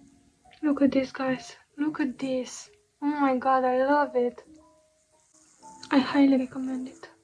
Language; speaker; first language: English; non-native, fluent; Romanian